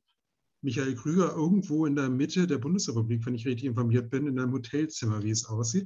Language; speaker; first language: German; native; German